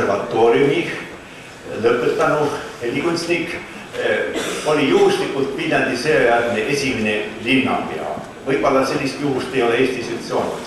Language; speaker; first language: Estonian; native; Estonian